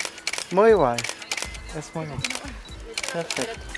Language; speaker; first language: Spanish; non-native, learner; German